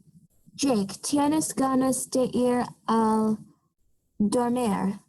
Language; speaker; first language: Spanish; non-native, learner; English